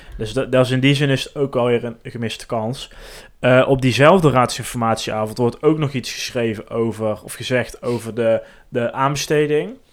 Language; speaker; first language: Dutch; native; Dutch